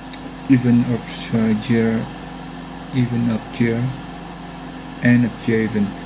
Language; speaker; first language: English; non-native, learner; Vietnamese